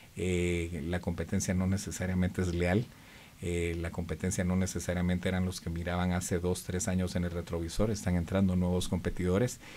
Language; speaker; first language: Spanish; native; Spanish